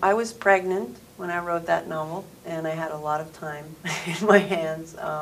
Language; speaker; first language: English; early bilingual, other home language; Spanish